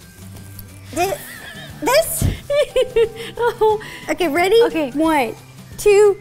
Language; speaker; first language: English; native; English